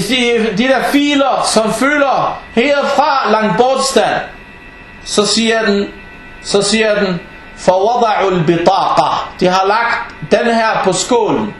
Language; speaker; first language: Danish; early bilingual, other home language; Arabic